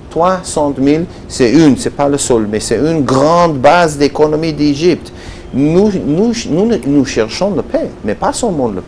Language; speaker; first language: French; non-native, learner; Hebrew